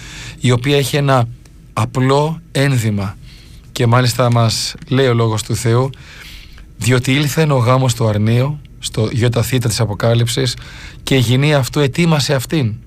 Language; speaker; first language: Greek; native; Greek